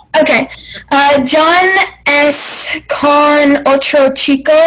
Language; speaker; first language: Spanish; non-native, learner; English